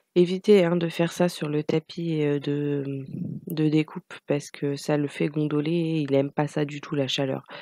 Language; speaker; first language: French; native; French